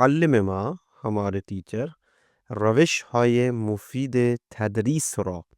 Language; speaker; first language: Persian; non-native, fluent; Urdu